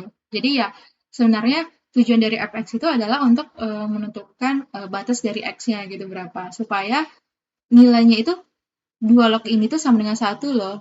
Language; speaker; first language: Indonesian; native; Indonesian